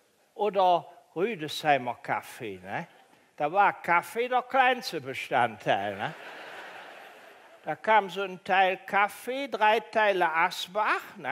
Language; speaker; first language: German; native; German